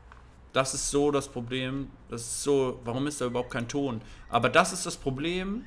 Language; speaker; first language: German; native; German